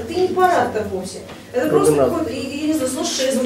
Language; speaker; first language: Russian; native; Russian